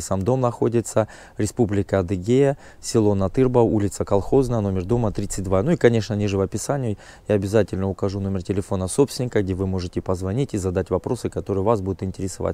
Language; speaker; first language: Russian; native; Russian